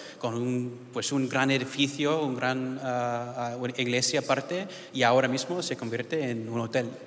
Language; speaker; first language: Spanish; early bilingual, heritage; English